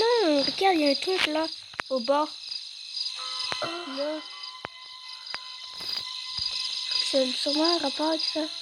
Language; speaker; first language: French; native; French